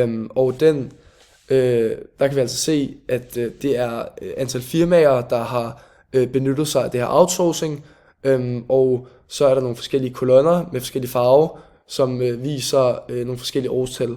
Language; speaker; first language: Danish; native; Danish